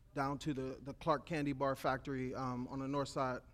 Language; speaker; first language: English; native; English